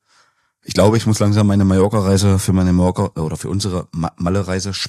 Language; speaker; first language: German; native; German